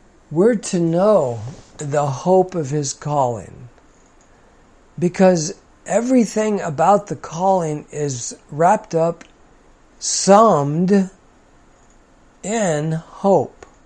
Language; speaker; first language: English; native; English